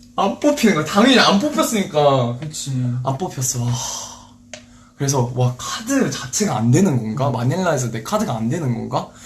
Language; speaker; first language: Korean; early bilingual, heritage; Korean